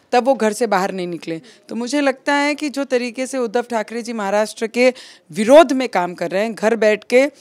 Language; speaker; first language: Hindi; non-native, local second language; Marathi